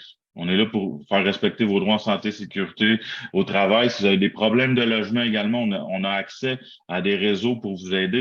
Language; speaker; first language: French; native; French